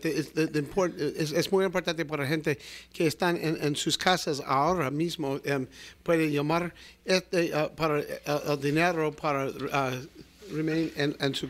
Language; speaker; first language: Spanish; non-native, learner; English